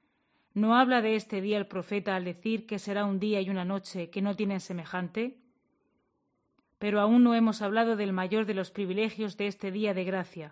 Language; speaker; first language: Spanish; native; Spanish